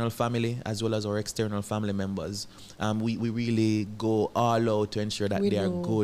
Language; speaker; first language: English; non-native, local second language; Jamaican Creole English